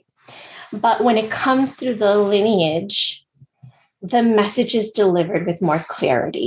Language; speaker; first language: English; native; English